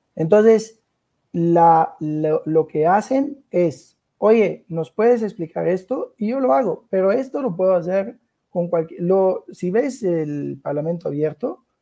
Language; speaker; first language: Spanish; non-native, fluent; Italian